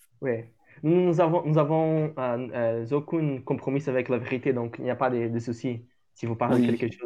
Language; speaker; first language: French; non-native, learner; Portuguese